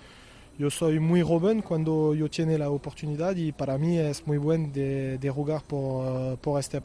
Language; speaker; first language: Spanish; non-native, learner; French